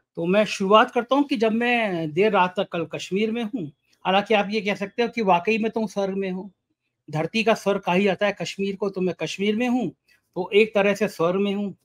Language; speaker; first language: Hindi; native; Hindi